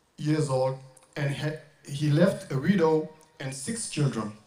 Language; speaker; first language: English; non-native, learner; French